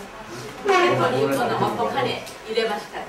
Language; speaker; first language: Japanese; non-native, fluent; Chinese